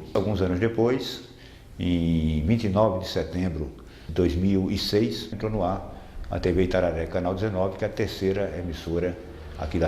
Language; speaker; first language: Portuguese; native; Portuguese